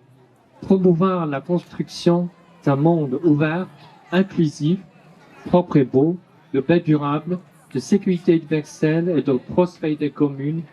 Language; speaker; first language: French; non-native, fluent; Chinese